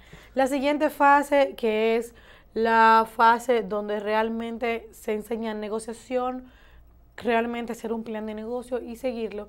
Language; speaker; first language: Spanish; native; Spanish